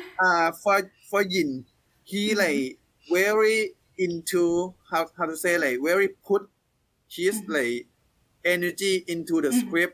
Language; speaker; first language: English; non-native, learner; Thai